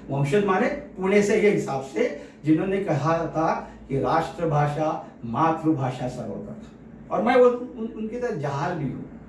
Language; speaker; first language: Hindi; native; Hindi